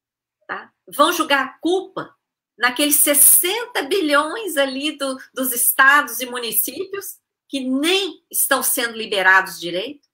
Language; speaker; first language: Portuguese; native; Portuguese